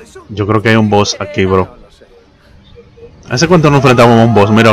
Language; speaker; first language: Spanish; native; Spanish